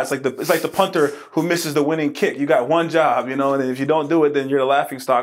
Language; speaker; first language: English; native; English